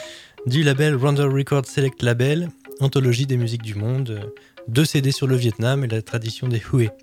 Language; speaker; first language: French; native; French